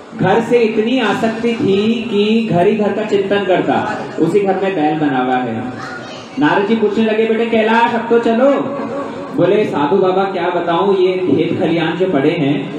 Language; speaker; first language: Hindi; native; Hindi